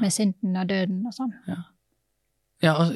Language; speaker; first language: Norwegian; non-native, fluent; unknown